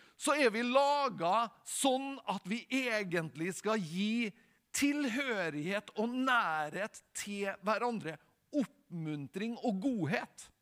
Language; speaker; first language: Norwegian; native; Norwegian